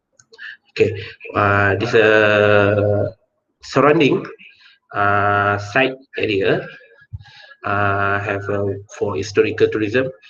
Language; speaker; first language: English; non-native, local second language; Malay